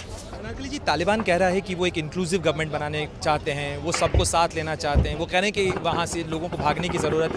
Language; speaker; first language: Hindi; native; Hindi